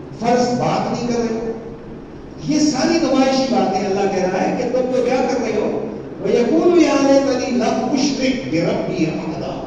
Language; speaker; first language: Urdu; non-native, local second language; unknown